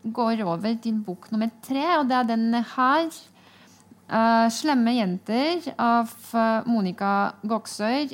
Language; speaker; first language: Norwegian; non-native, fluent; Polish